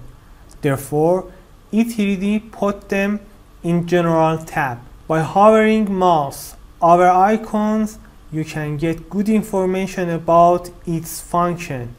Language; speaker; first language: English; non-native, fluent; Persian